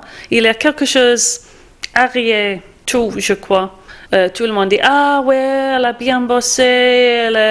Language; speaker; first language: French; non-native, fluent; English